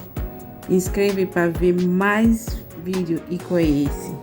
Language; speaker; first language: Portuguese; non-native, learner; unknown